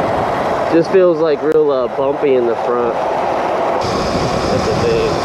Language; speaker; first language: English; native; English